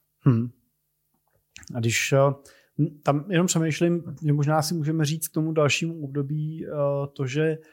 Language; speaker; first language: Czech; native; Czech